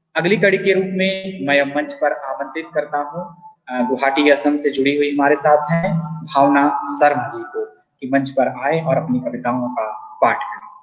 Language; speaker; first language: Hindi; native; Hindi